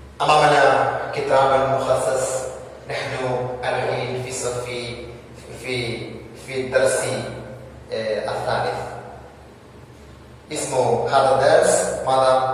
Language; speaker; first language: Arabic; non-native, fluent; Malayalam